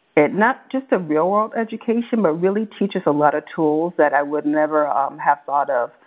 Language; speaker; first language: English; native; English